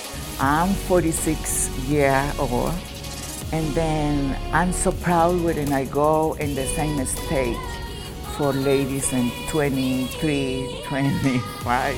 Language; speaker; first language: English; non-native, learner; Spanish